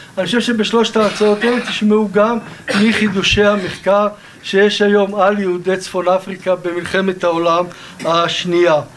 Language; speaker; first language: Hebrew; native; Hebrew